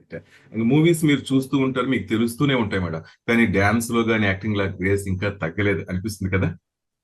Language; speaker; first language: Telugu; native; Telugu